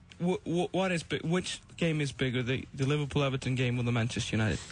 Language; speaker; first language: English; non-native, fluent; Icelandic